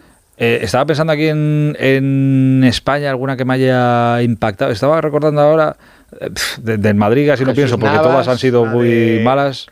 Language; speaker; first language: Spanish; native; Spanish